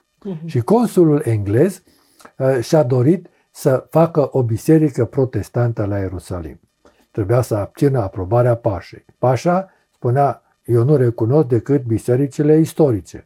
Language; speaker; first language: Romanian; native; Romanian